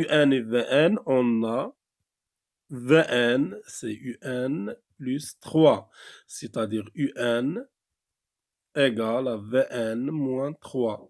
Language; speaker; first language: French; non-native, local second language; Arabic